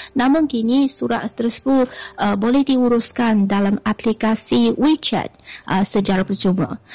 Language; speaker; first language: Malay; non-native, fluent; Chinese